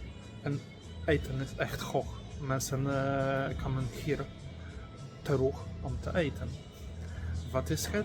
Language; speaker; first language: Dutch; non-native, learner; Polish